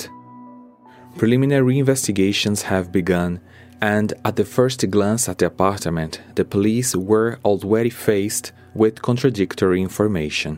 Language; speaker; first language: English; non-native, fluent; Portuguese